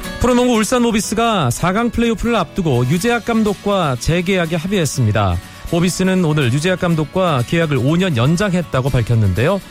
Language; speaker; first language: Korean; native; Korean